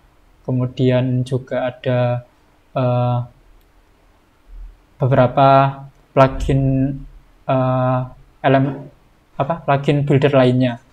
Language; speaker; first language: Indonesian; native; Indonesian